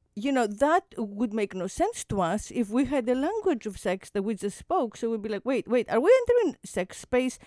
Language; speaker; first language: English; non-native, fluent; Greek